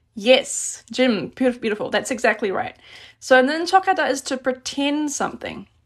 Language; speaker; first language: English; native; English